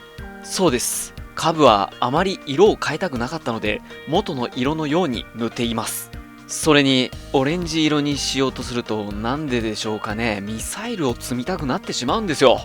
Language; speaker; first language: Japanese; native; Japanese